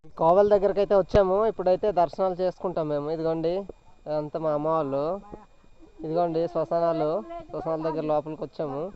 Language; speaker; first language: Telugu; non-native, local second language; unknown